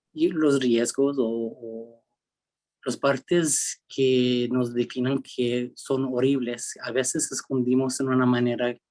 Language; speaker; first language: Spanish; early bilingual, heritage; Spanish